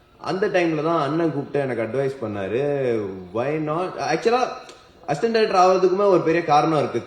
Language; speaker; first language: Tamil; native; Tamil